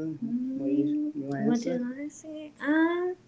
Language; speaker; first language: English; native; English